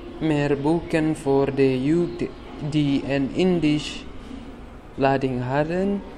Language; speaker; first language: Dutch; non-native, learner; Indonesian